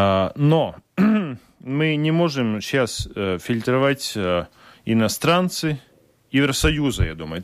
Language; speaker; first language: Russian; non-native, local second language; Latvian